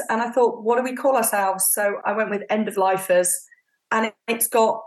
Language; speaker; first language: English; native; English